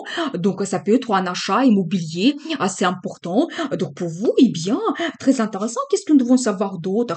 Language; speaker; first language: French; non-native, fluent; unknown